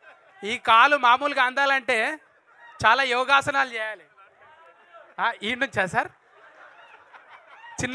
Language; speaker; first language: Telugu; native; Telugu